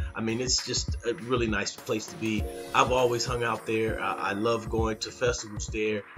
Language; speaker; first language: English; native; English